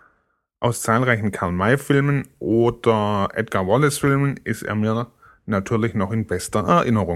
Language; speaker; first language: German; native; German